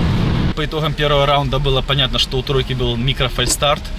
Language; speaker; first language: Russian; native; Russian